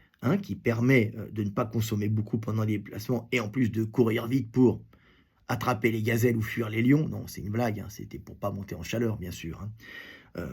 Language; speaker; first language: French; native; French